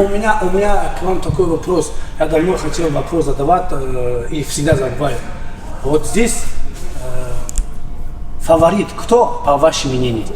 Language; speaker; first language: Russian; non-native, local second language; Tajik